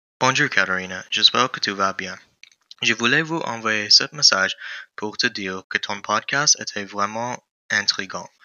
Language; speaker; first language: French; non-native, learner; English